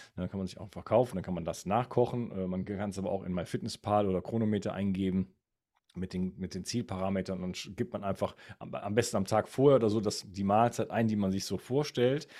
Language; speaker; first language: German; native; German